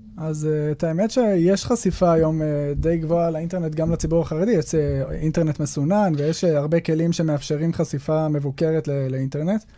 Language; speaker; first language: Hebrew; native; Hebrew